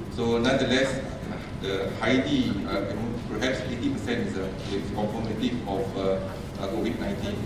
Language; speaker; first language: English; non-native, local second language; Malay